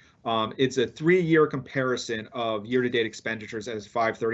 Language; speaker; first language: English; native; English